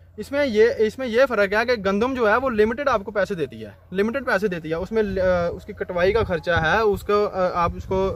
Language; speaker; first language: Urdu; non-native, local second language; Punjabi